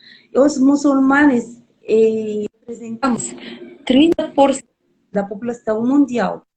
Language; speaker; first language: Portuguese; non-native, fluent; Arabic